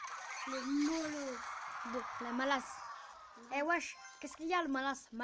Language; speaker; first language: French; native; French